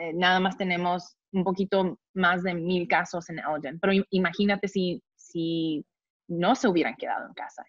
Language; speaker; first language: Spanish; early bilingual, heritage; Spanish